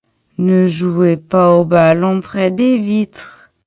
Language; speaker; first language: French; non-native, local second language; Arabic